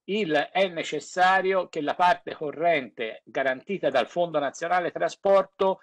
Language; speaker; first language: Italian; native; Italian